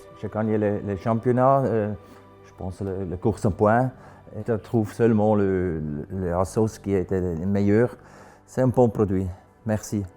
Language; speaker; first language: French; non-native, local second language; German